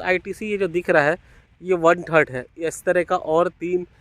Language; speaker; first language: Hindi; non-native, local second language; Bangla